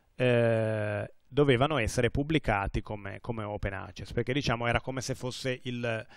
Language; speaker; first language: Italian; native; Italian